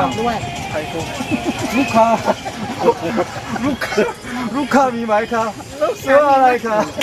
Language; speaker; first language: Thai; non-native, learner; Korean